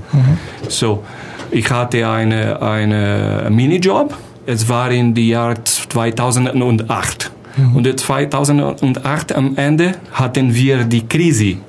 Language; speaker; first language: German; non-native, learner; Portuguese